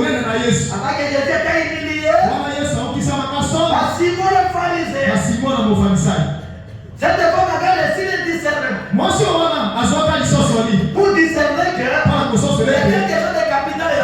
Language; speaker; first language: French; non-native, local second language; Lingala